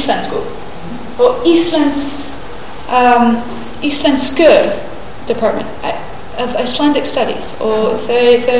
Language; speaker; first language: Icelandic; non-native, learner; English